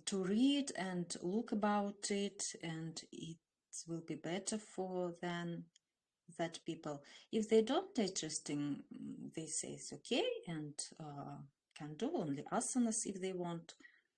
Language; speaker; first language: English; non-native, learner; Russian